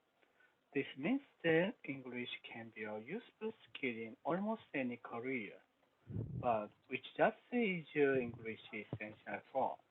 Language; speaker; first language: English; non-native, learner; Korean